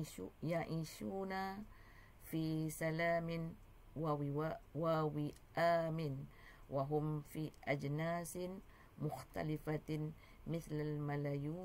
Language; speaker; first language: Arabic; non-native, learner; Malay